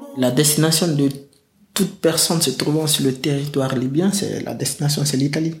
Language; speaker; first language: French; non-native, local second language; Fula